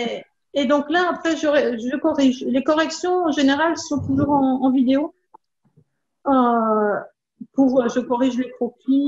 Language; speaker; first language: French; native; French